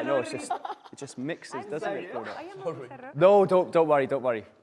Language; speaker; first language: English; native; English